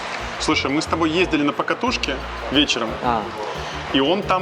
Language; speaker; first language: Russian; native; Russian